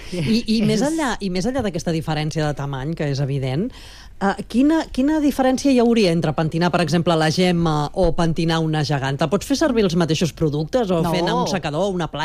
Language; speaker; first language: Catalan; native; Catalan